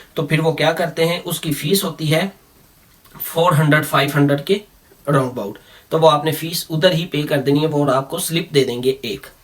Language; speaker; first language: Urdu; non-native, local second language; Punjabi